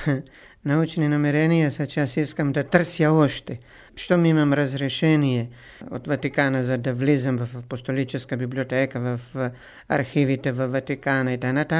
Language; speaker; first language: Bulgarian; non-native, fluent; Italian